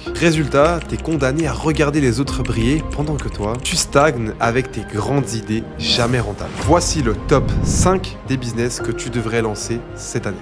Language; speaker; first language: French; native; French